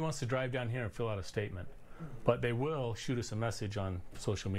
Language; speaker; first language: English; native; English